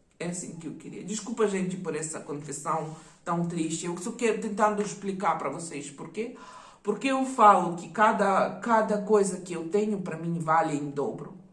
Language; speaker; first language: Portuguese; non-native, fluent; Russian